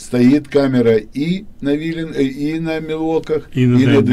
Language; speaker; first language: Russian; native; Russian